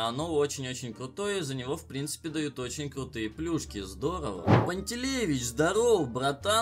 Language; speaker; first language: Russian; native; Russian